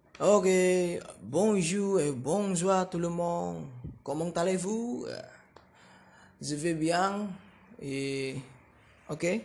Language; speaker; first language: French; non-native, learner; Indonesian